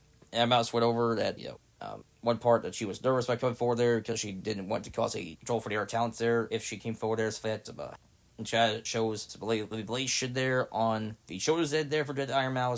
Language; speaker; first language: English; native; English